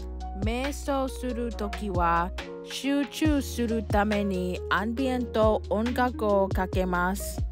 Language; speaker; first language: Japanese; non-native, learner; English